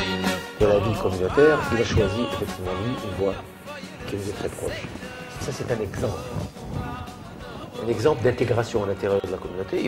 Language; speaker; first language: French; native; French